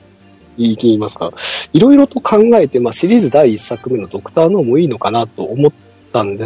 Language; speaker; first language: Japanese; native; Japanese